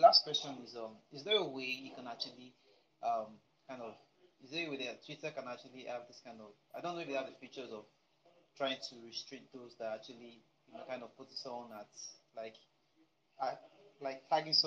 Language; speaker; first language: English; non-native, local second language; Yoruba